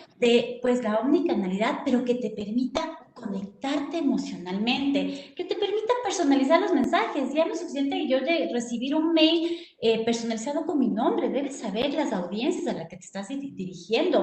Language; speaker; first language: Spanish; native; Spanish